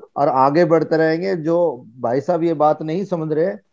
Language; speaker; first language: Hindi; native; Hindi